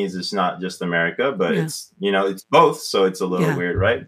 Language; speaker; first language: English; native; English